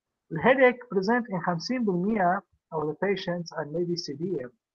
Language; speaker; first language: English; non-native, fluent; Arabic